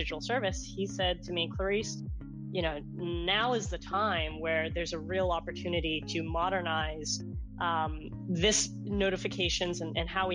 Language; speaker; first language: English; non-native, local second language; Cantonese